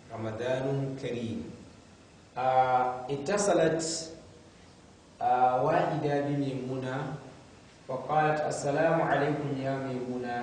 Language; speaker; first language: Arabic; non-native, fluent; Hausa